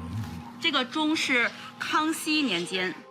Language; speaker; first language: Chinese; native; Chinese